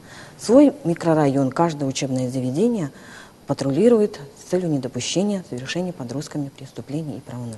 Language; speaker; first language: Russian; native; Russian